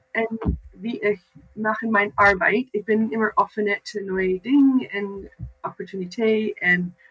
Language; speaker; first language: German; non-native, learner; English